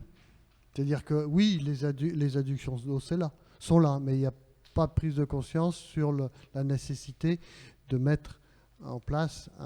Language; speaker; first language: French; native; French